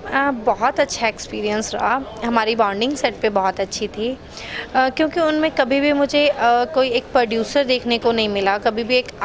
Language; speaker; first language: Hindi; native; Hindi